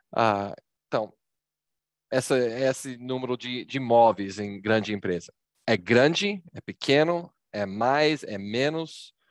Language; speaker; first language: Portuguese; non-native, fluent; English